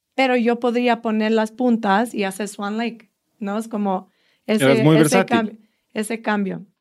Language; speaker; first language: Spanish; early bilingual, heritage; Spanish